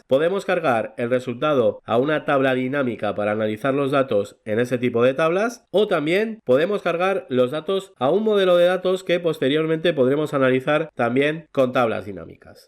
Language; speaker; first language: Spanish; native; Spanish